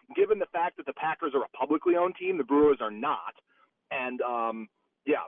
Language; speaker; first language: English; native; English